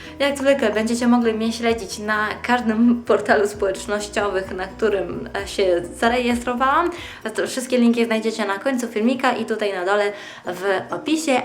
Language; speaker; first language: Polish; early bilingual, heritage; Polish